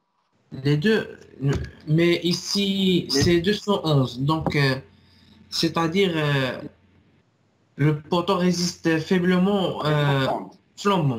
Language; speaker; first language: French; non-native, local second language; Arabic